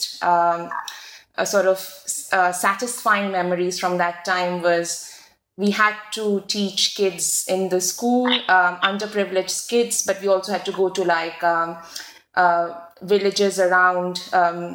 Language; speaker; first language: English; native; English